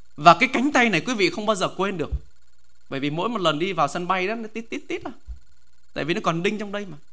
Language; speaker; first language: Vietnamese; native; Vietnamese